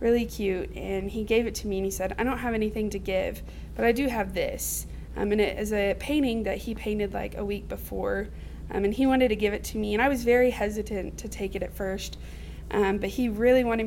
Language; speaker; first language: English; native; English